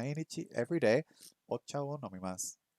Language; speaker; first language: Japanese; non-native, learner; English